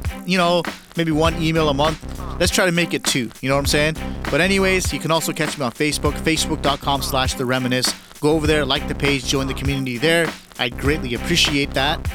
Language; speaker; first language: English; early bilingual, other home language; Punjabi